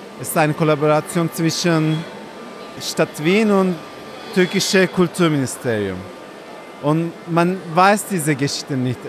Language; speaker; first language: German; non-native, fluent; Turkish